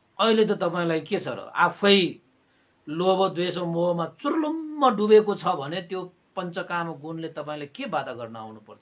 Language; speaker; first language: Nepali; non-native, local second language; Newari